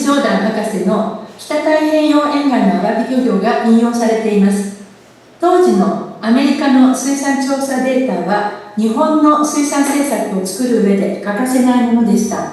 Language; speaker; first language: Japanese; native; Japanese